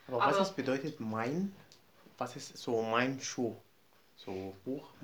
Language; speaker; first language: German; non-native, learner; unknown